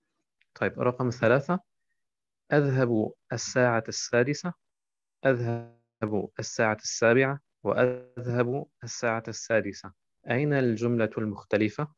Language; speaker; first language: Arabic; non-native, fluent; German